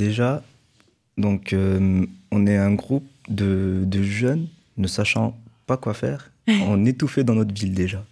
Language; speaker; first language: French; native; French